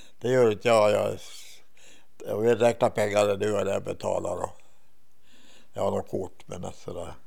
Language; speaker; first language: Swedish; native; Swedish